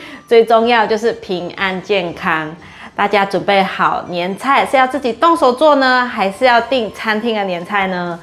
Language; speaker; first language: Chinese; native; Chinese